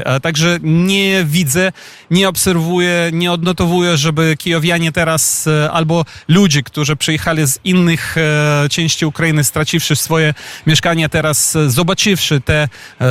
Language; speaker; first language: Polish; non-native, fluent; Ukrainian